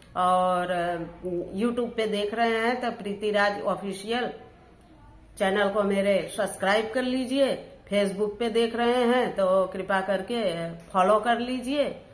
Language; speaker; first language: Hindi; native; Hindi